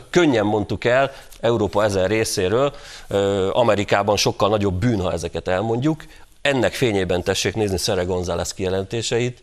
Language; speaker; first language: Hungarian; native; Hungarian